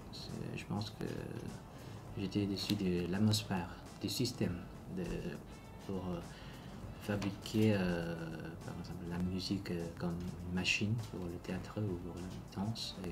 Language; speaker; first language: French; non-native, learner; Korean